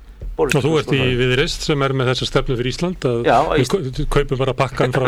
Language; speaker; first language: Icelandic; native; Icelandic